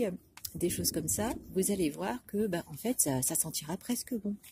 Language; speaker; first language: French; native; French